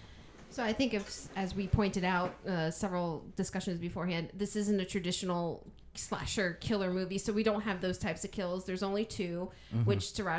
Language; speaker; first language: English; native; English